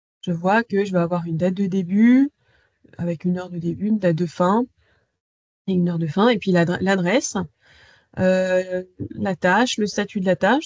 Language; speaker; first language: French; native; French